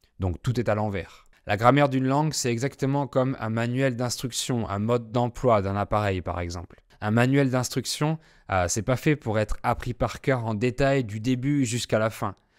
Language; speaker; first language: French; native; French